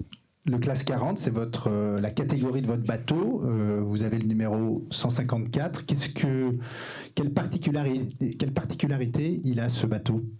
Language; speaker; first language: French; native; French